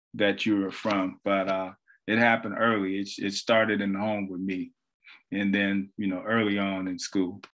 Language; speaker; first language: English; native; English